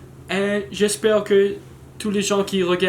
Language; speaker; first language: French; non-native, learner; English